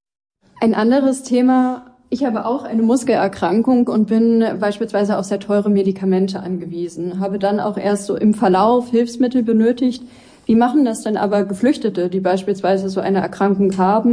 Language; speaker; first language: German; native; German